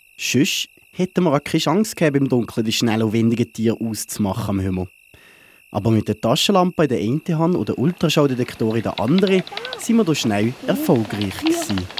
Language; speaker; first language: German; native; German